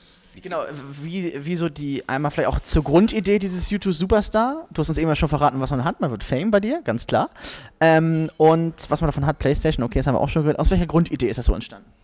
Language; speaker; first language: German; native; German